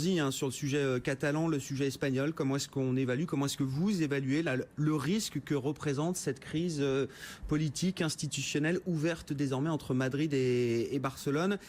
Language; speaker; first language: French; native; French